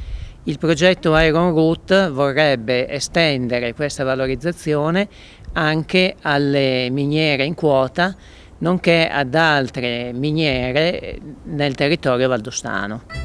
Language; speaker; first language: Italian; native; Italian